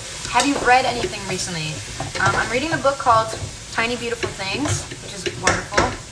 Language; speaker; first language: English; early bilingual, other home language; Italian